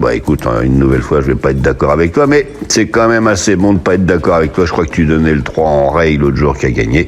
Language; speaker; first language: French; native; French